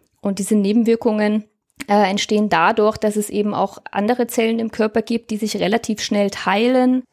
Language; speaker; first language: German; native; German